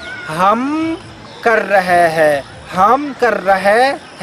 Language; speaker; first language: Hindi; non-native, fluent; Arabic